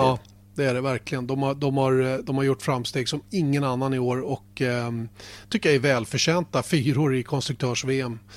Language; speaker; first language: Swedish; native; Swedish